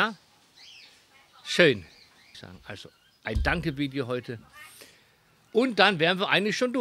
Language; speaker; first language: German; native; German